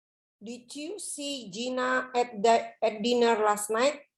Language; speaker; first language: English; non-native, learner; Indonesian